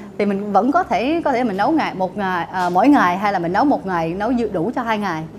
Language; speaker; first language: Vietnamese; early bilingual, heritage; Vietnamese